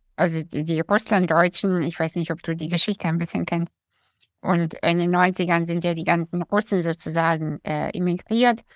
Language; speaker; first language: German; early bilingual, other home language; Russian